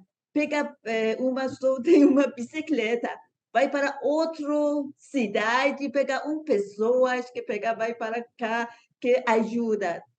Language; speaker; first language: Portuguese; non-native, learner; Persian